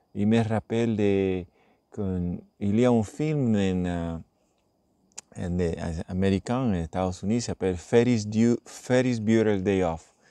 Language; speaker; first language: French; non-native, learner; Spanish